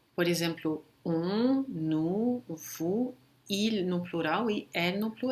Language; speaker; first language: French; non-native, fluent; Portuguese